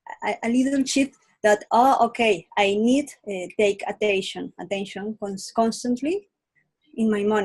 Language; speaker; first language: English; non-native, learner; Spanish